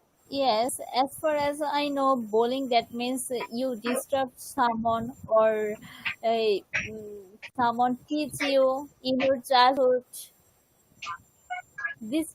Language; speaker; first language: English; non-native, learner; Bangla